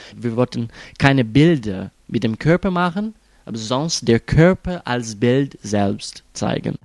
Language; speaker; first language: German; non-native, fluent; Portuguese